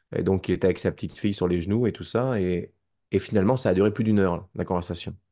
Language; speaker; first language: French; native; French